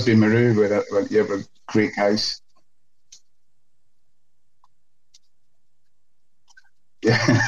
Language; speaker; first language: English; native; English